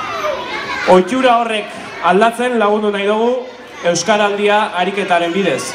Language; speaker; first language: Basque; native; Basque